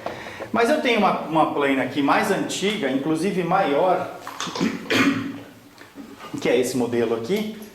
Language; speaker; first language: Portuguese; native; Portuguese